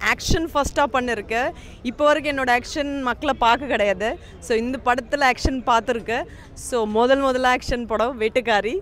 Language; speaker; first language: Tamil; non-native, fluent; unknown